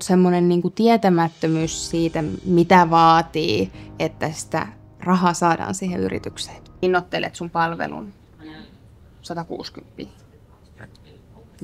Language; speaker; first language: Finnish; native; Finnish